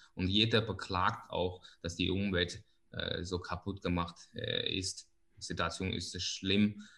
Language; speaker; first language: German; non-native, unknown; Chinese